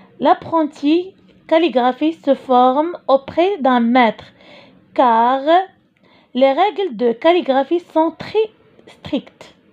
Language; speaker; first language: French; non-native, local second language; Arabic